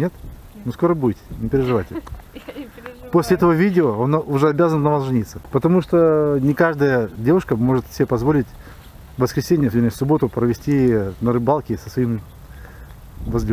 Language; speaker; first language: Russian; native; Russian